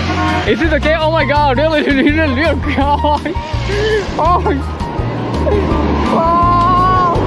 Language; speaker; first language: English; non-native, learner; Korean